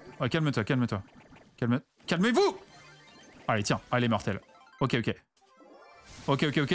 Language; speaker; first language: French; native; French